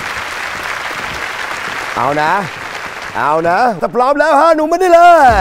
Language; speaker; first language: Thai; native; Thai